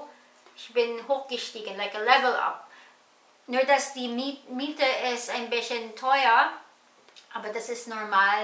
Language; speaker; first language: German; non-native, learner; Filipino